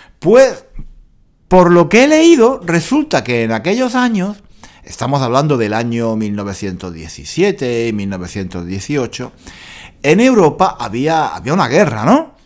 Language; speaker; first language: Spanish; native; Spanish